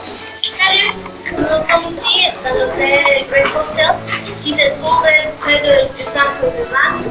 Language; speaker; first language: French; non-native, learner; Spanish